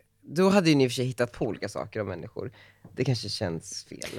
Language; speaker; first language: Swedish; native; Swedish